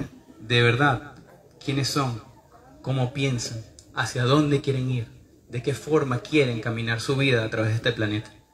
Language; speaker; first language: Spanish; native; Spanish